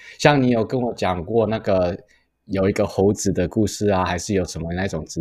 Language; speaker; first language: Chinese; early bilingual, heritage; Chinese